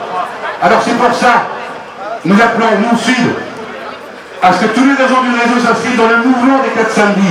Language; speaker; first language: French; native; French